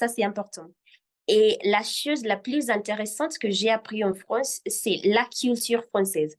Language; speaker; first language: French; non-native, fluent; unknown